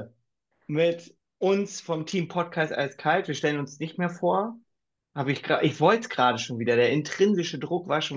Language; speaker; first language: German; native; German